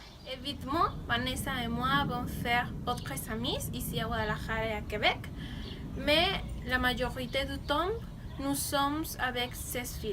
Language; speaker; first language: French; non-native, learner; Spanish